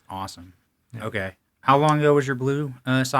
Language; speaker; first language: English; native; English